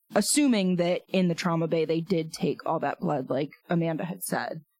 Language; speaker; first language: English; native; English